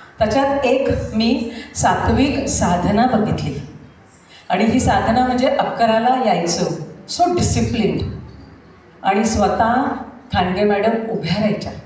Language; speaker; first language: Marathi; non-native, local second language; Gujarati